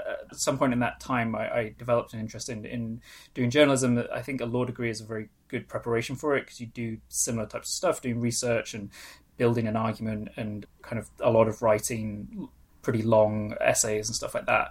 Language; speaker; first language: English; non-native, local second language; Welsh